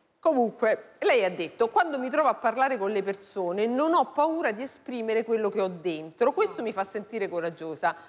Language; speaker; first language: Italian; native; Italian